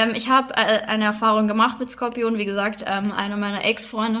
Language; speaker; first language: German; native; German